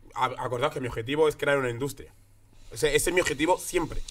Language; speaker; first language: Spanish; native; Spanish